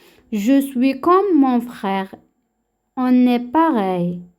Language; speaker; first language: French; non-native, local second language; Arabic